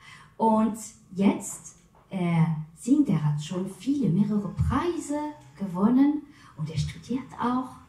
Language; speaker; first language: German; non-native, fluent; French